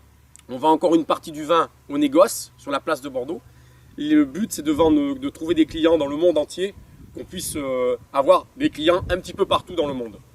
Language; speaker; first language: French; native; French